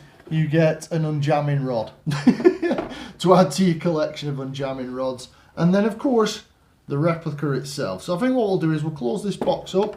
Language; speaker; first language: English; native; English